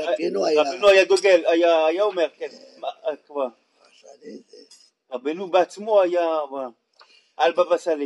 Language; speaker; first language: Hebrew; non-native, fluent; French